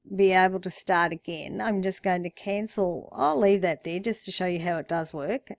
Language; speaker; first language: English; native; English